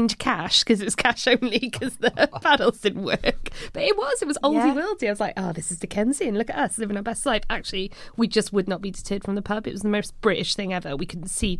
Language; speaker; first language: English; native; English